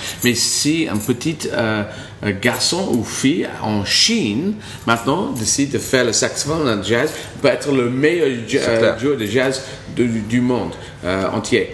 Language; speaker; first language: French; non-native, learner; English